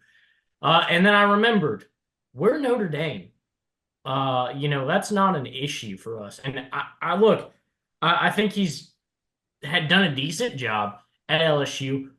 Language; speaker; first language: English; native; English